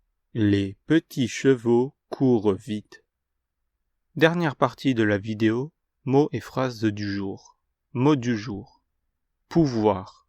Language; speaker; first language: French; non-native, fluent; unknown